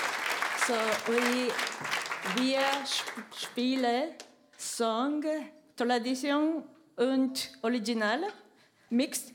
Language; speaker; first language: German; non-native, learner; Japanese